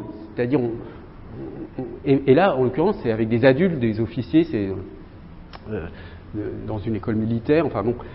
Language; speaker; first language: French; native; French